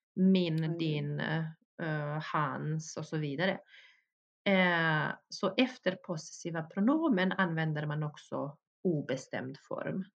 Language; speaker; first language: Swedish; early bilingual, other home language; Bosnian